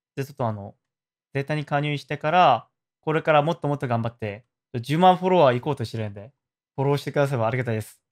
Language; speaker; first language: Japanese; non-native, fluent; Korean